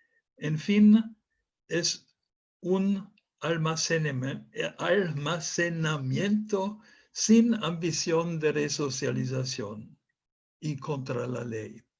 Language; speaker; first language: Spanish; non-native, fluent; German